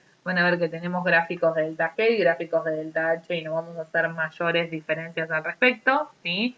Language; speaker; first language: Spanish; native; Spanish